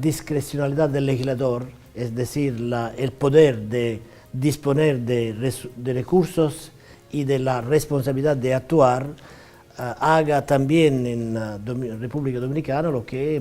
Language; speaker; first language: Spanish; non-native, fluent; Italian